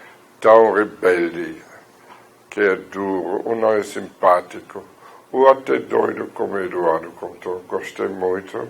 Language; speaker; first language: Portuguese; non-native, fluent; German